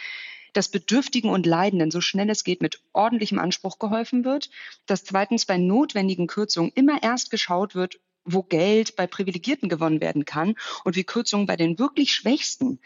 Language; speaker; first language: German; native; German